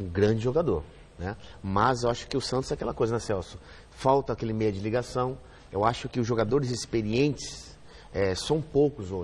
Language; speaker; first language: Portuguese; native; Portuguese